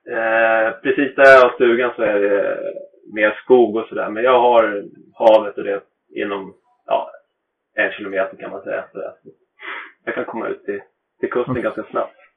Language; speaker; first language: Swedish; native; Swedish